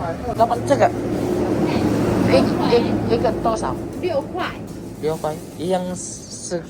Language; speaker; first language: Chinese; non-native, learner; Filipino